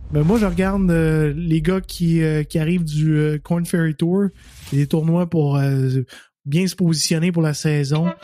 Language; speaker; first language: French; native; French